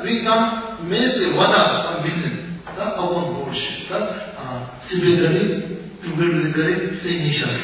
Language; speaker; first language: Russian; non-native, learner; Tibetan